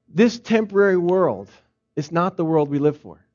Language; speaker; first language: English; native; English